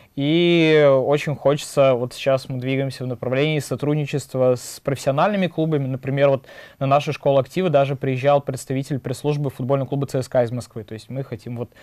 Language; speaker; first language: Russian; native; Russian